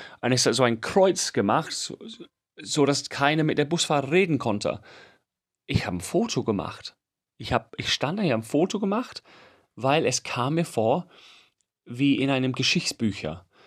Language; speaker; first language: German; non-native, fluent; English